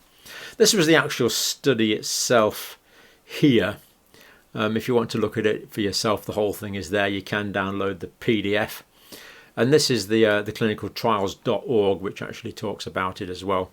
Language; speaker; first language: English; native; English